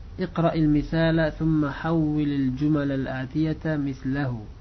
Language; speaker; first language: Arabic; non-native, fluent; Uzbek